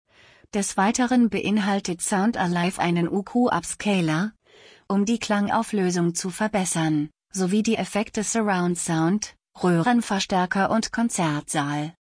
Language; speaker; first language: German; native; German